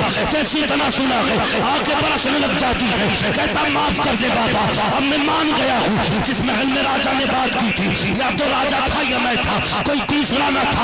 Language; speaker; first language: Hindi; native; Hindi